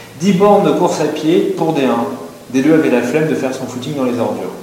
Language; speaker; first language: French; native; French